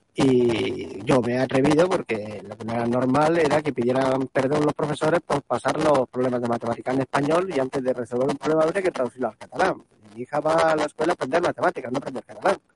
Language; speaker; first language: Spanish; native; Spanish